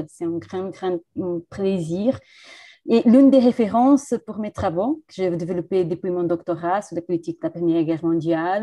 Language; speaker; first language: French; non-native, fluent; Portuguese